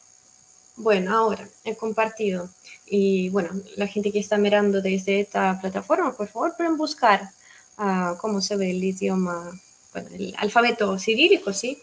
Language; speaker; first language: Spanish; non-native, fluent; Russian